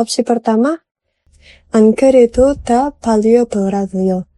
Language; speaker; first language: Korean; non-native, fluent; Indonesian